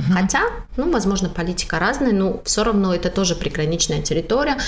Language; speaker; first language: Russian; non-native, local second language; Tajik